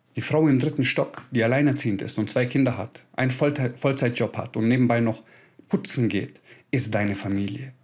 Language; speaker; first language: German; early bilingual, other home language; Croatian